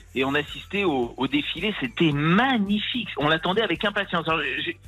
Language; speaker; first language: French; native; French